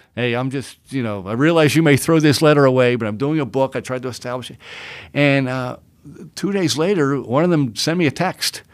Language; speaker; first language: English; native; English